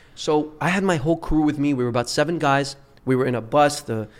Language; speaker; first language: English; early bilingual, other home language; Arabic